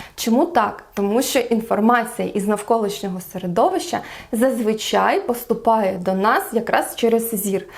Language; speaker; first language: Ukrainian; non-native, local second language; Russian